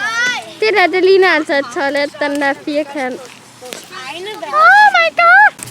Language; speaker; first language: Danish; native; Danish